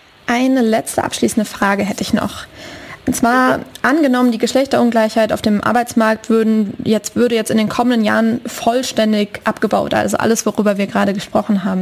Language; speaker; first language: German; native; German